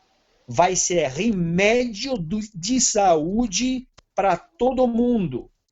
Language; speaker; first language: Portuguese; non-native, fluent; Serbian